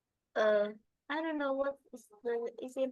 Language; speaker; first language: English; non-native, learner; Vietnamese